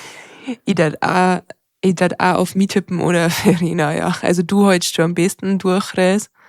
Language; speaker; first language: German; native; German